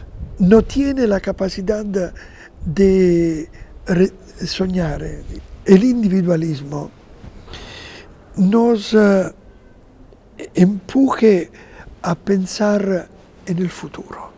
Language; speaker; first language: Spanish; non-native, fluent; Italian